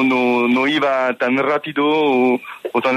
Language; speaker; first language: Spanish; non-native, fluent; French